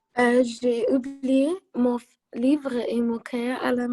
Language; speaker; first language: French; non-native, learner; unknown